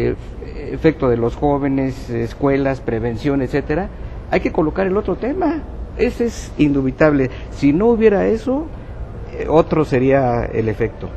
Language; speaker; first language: Spanish; native; Spanish